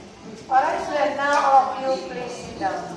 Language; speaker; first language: English; non-native, learner; Indonesian